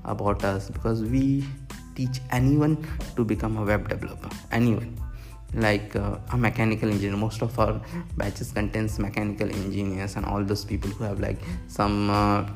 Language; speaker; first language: English; non-native, local second language; Hindi